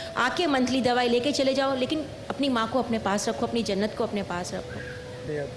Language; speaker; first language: Urdu; native; Urdu